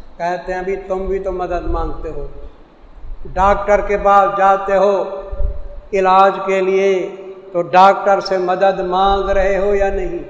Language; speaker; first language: Urdu; non-native, local second language; Saraiki